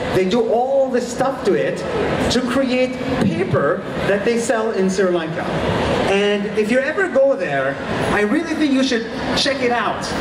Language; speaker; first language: English; non-native, fluent; Arabic